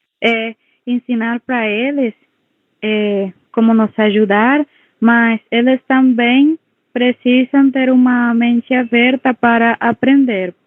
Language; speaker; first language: Portuguese; non-native, local second language; Spanish